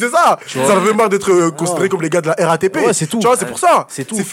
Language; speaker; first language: French; native; French